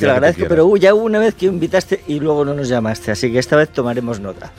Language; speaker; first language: Spanish; native; Spanish